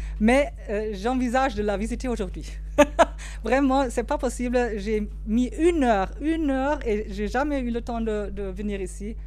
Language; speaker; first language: French; non-native, fluent; German